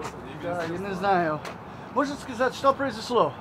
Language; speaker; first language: Russian; non-native, learner; English